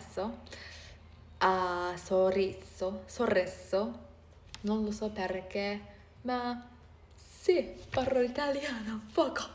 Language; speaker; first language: Italian; non-native, learner; Japanese